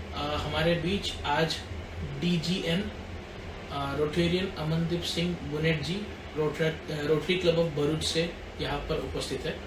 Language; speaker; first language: Hindi; non-native, local second language; Gujarati